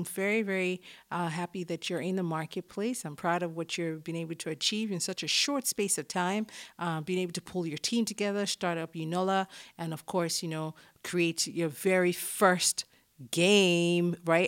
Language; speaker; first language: English; non-native, local second language; Yoruba